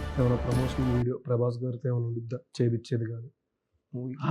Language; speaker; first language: Telugu; native; Telugu